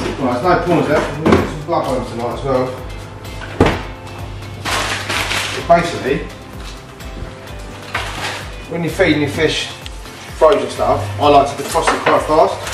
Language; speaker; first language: English; native; English